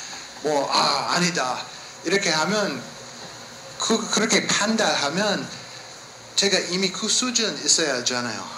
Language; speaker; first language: Korean; non-native, learner; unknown